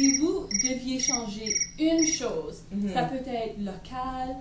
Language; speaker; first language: French; native; French